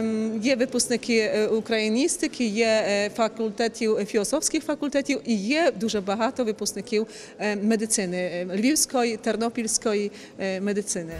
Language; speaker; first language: Ukrainian; early bilingual, heritage; Ukrainian